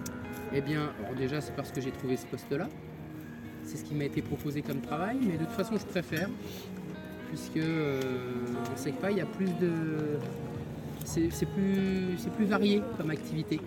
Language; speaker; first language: French; native; French